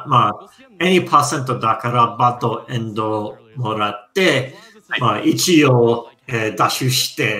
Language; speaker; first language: Japanese; non-native, learner; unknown